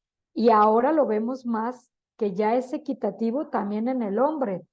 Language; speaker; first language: Spanish; native; Spanish